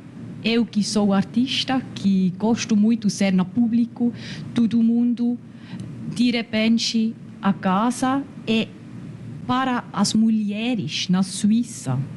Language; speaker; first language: Portuguese; non-native, learner; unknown